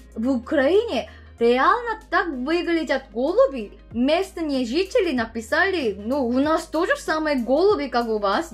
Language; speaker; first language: Russian; non-native, learner; Korean